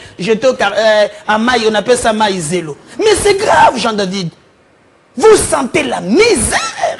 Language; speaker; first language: French; non-native, local second language; Lingala